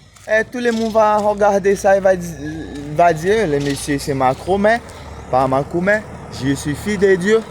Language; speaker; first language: French; non-native, learner; Portuguese